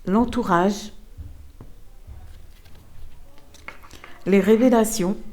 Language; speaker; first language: French; native; French